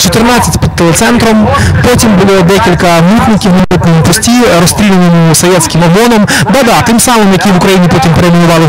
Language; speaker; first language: Ukrainian; native; Ukrainian